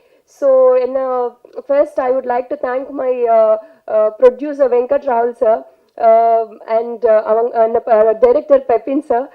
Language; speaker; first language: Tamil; non-native, fluent; Telugu